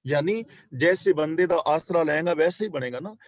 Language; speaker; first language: Hindi; non-native, local second language; Punjabi